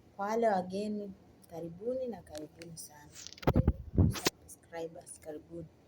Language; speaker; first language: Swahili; native; Swahili